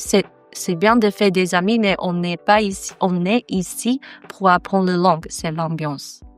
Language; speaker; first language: French; non-native, learner; Chinese